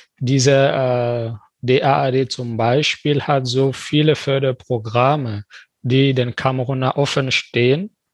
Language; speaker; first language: German; non-native, fluent; French